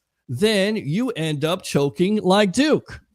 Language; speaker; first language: English; native; English